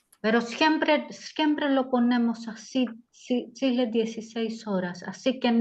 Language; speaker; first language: Spanish; non-native, fluent; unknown